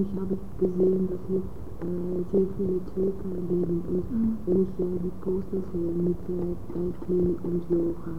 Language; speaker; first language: German; non-native, learner; Dutch